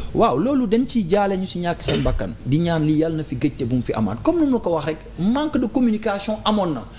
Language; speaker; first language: Wolof; non-native, local second language; Jola-Fonyi